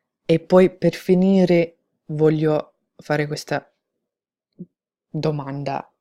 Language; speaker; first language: Italian; non-native, fluent; English